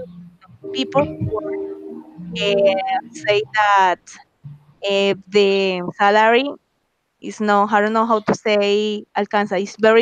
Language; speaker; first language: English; non-native, learner; Spanish